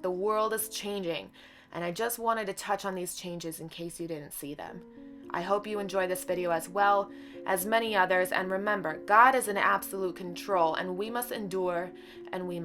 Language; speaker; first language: English; native; English